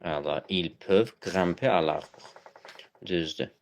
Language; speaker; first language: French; non-native, fluent; Azerbaijani